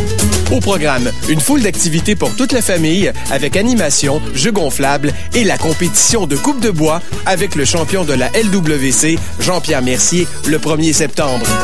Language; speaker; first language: French; native; French